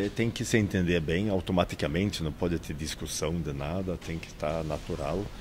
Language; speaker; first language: Portuguese; non-native, fluent; Swedish